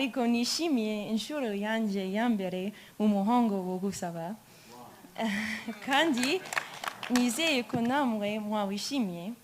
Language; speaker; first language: Kinyarwanda; non-native, learner; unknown